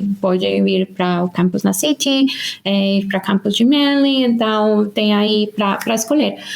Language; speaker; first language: Portuguese; non-native, fluent; Spanish